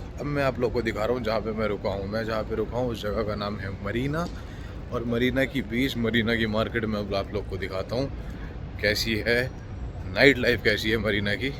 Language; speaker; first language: Hindi; native; Hindi